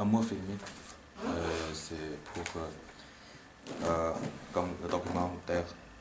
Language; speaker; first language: French; non-native, learner; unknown